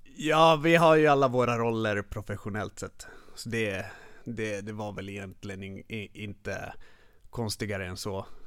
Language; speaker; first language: Swedish; early bilingual, other home language; Finnish